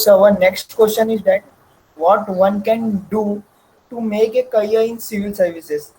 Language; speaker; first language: English; non-native, local second language; Marathi